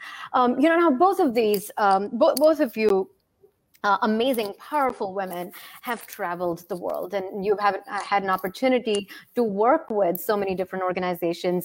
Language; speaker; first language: English; non-native, local second language; Hindi